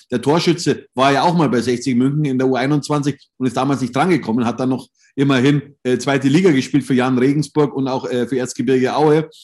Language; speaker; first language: German; native; German